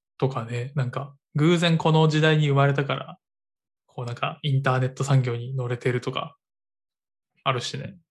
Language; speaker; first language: Japanese; native; Japanese